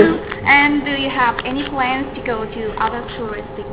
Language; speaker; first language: English; non-native, learner; Thai